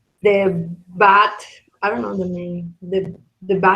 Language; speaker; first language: English; non-native, learner; Spanish